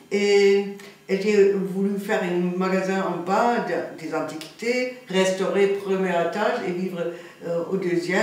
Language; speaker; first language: French; non-native, fluent; German